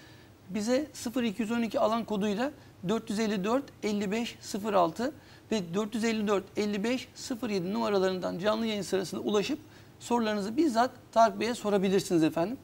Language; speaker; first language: Turkish; native; Turkish